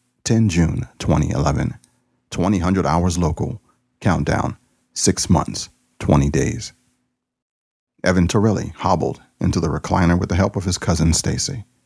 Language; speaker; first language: English; native; English